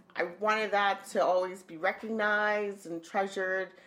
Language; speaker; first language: English; native; English